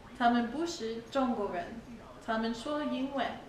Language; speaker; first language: Chinese; non-native, learner; English